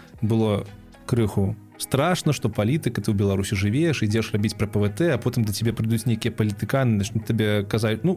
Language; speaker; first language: Belarusian; non-native, local second language; Russian